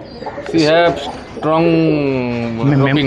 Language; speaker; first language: English; non-native, learner; Bangla